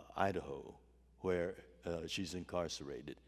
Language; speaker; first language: English; native; English